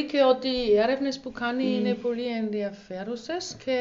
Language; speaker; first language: Greek; non-native, learner; German